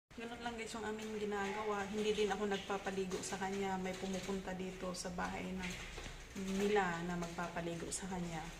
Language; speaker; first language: Filipino; non-native, local second language; Cebuano